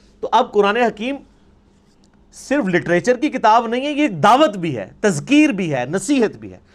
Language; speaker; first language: Urdu; non-native, local second language; Punjabi